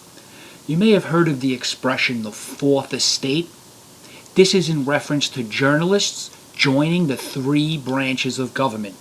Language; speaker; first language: English; native; English